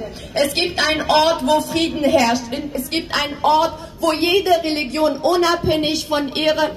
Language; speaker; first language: German; non-native, fluent; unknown